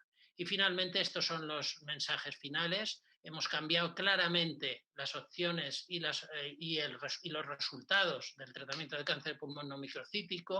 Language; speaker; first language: Spanish; native; Spanish